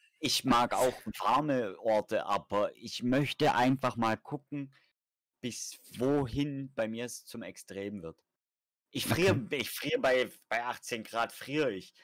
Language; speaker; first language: German; native; German